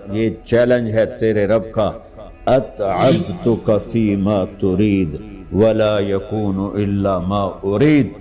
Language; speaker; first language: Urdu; non-native, local second language; Punjabi